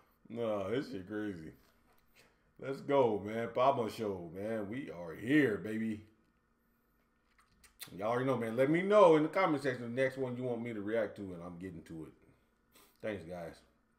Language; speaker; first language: English; native; English